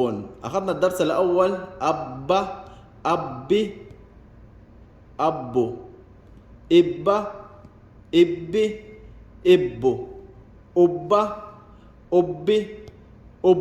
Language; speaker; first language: Arabic; non-native, local second language; Somali